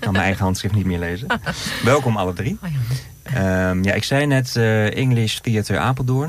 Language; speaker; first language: Dutch; native; Dutch